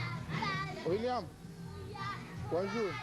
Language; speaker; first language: French; non-native, local second language; Swahili